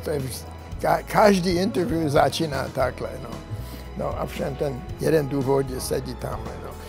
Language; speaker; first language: Czech; non-native, learner; English